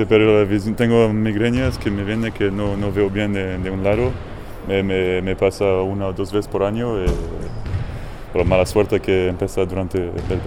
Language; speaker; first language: Spanish; non-native, fluent; French